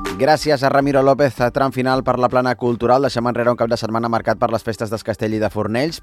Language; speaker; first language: Catalan; native; Catalan